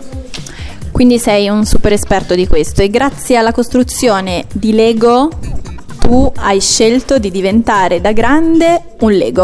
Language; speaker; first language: Italian; native; Italian